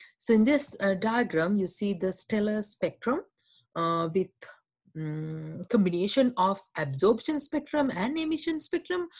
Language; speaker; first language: English; non-native, local second language; Sinhala